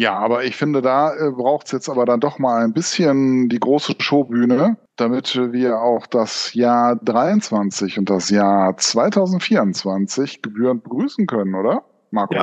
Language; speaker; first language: German; native; German